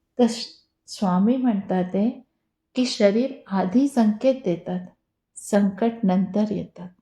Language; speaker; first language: Marathi; non-native, local second language; Hindi